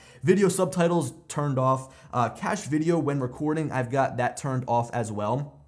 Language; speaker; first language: English; native; English